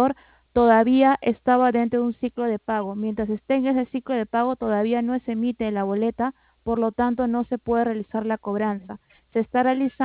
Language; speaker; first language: Spanish; native; Spanish